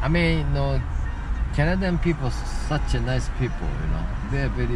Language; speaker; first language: English; non-native, fluent; Japanese